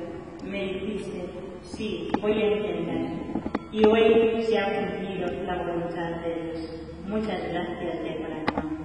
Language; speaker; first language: Spanish; non-native, fluent; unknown